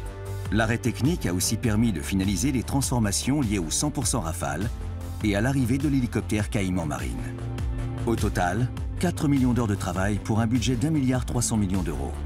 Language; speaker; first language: French; native; French